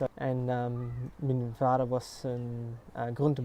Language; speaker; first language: Dutch; early bilingual, heritage; English